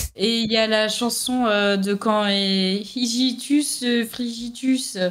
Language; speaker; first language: French; native; French